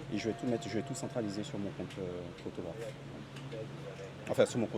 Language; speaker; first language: French; native; French